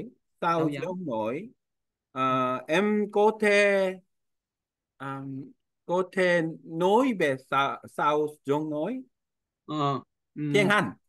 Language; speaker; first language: Vietnamese; non-native, learner; Korean